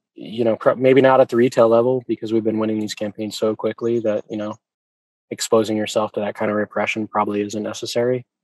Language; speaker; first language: English; native; English